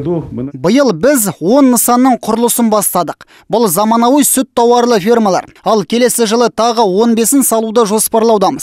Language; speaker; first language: Kazakh; native; Kazakh